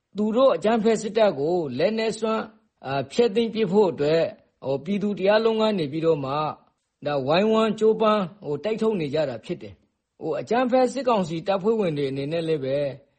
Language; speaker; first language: Burmese; native; Burmese